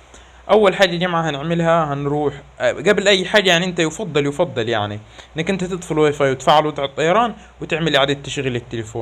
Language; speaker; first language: Arabic; native; Arabic